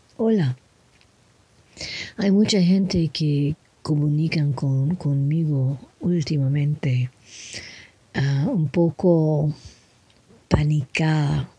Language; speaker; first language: Spanish; non-native, learner; English